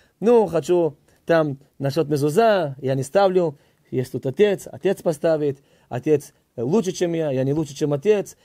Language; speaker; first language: Russian; early bilingual, heritage; Hebrew